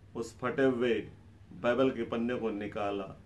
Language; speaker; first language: Hindi; native; Hindi